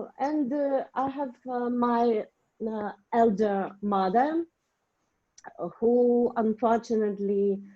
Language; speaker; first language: English; non-native, learner; Russian